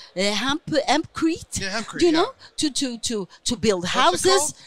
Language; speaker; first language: English; non-native, fluent; Portuguese